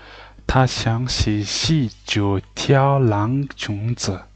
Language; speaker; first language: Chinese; non-native, learner; Mongolian